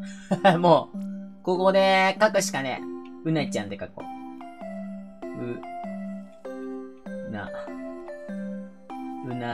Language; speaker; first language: Japanese; native; Japanese